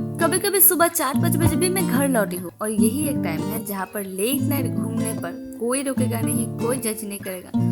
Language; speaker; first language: Hindi; non-native, local second language; Bangla